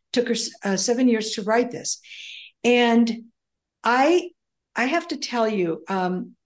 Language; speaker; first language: English; early bilingual, other home language; Greek